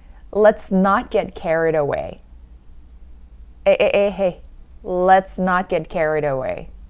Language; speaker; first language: English; early bilingual, other home language; Korean